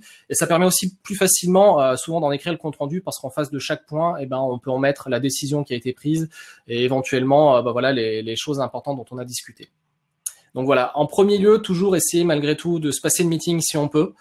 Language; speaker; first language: French; native; French